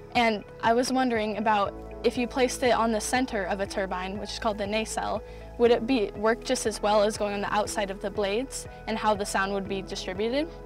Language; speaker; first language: English; native; English